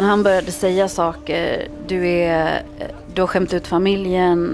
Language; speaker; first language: Swedish; early bilingual, other home language; Arabic